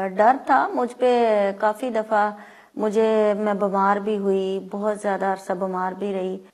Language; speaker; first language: Urdu; non-native, local second language; Punjabi